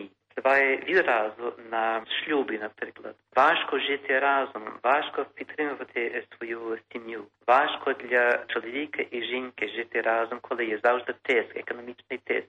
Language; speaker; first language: Ukrainian; early bilingual, heritage; Ukrainian